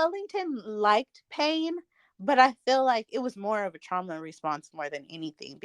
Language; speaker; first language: English; native; English